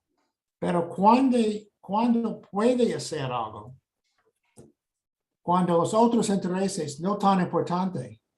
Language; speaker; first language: Spanish; non-native, fluent; English